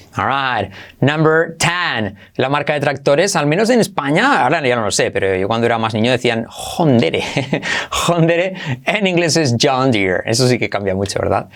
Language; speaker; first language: Spanish; native; Spanish